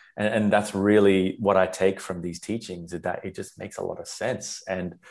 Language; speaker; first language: English; non-native, local second language; Sinhala